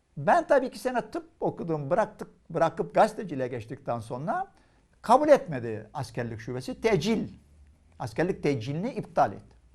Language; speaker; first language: Turkish; non-native, fluent; Arabic